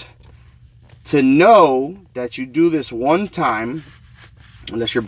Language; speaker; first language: English; native; English